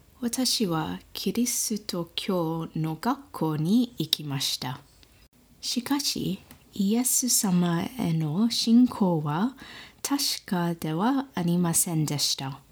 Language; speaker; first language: Japanese; non-native, learner; English